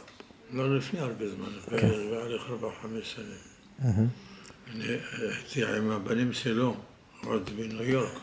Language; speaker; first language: Hebrew; non-native, fluent; Arabic